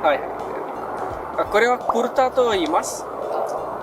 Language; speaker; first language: Japanese; non-native, fluent; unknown